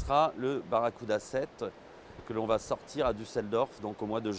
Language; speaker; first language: French; native; French